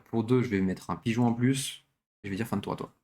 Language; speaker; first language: French; native; French